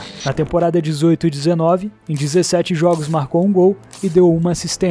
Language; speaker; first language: Portuguese; native; Portuguese